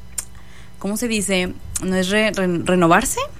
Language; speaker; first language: Spanish; native; Spanish